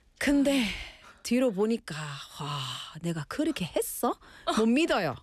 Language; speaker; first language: Korean; non-native, fluent; English